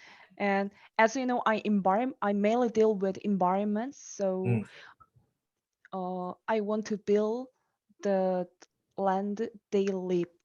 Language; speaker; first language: English; non-native, learner; Korean